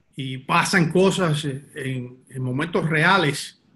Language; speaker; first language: Spanish; early bilingual, heritage; Spanish